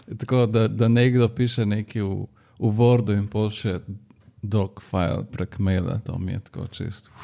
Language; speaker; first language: Slovenian; native; Slovenian